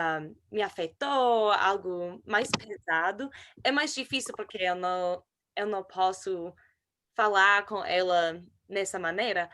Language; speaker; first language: Portuguese; non-native, learner; English